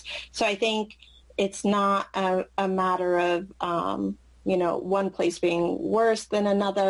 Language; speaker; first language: English; early bilingual, other home language; Arabic